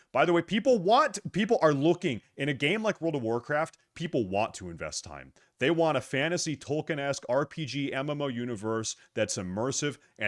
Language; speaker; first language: English; native; English